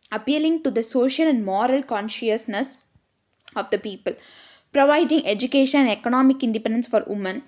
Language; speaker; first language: English; non-native, local second language; Tamil